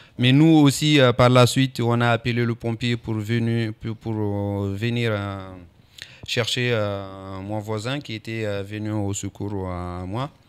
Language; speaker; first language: French; non-native, local second language; Comorian